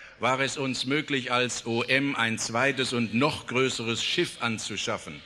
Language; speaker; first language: German; native; German